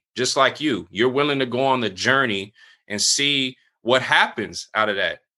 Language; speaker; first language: English; native; English